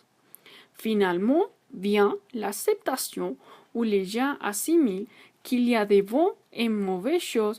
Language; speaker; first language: French; non-native, learner; Spanish